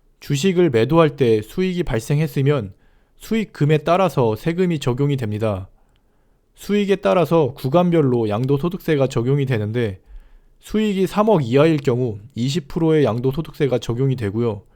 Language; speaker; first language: Korean; native; Korean